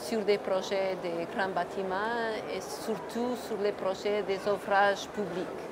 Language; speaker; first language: French; non-native, fluent; Portuguese